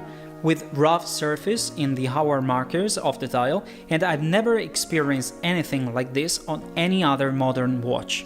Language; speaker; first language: English; non-native, fluent; Italian